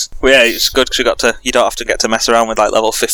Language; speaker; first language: English; native; English